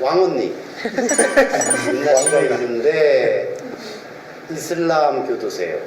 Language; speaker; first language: Korean; native; Korean